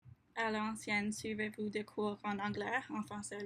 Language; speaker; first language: French; non-native, learner; English